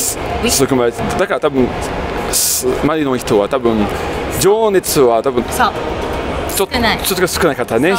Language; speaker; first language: Japanese; non-native, fluent; French